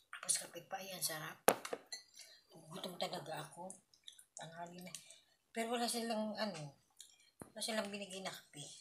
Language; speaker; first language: Filipino; native; Filipino